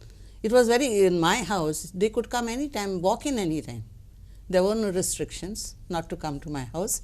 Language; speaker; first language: English; non-native, local second language; Konkani